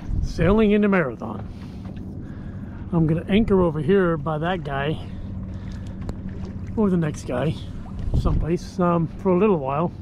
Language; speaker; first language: English; native; English